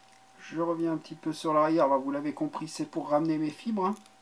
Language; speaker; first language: French; native; French